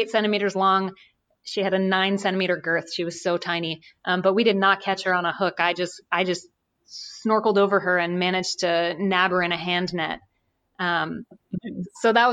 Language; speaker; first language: English; native; English